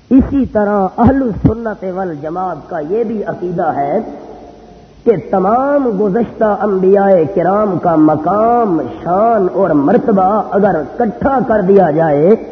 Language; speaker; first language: Urdu; non-native, local second language; Punjabi